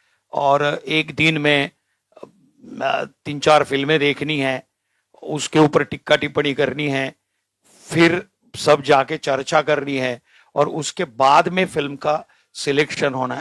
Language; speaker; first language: Hindi; native; Hindi